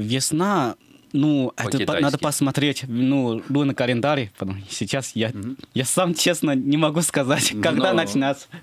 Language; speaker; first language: Russian; non-native, learner; Chinese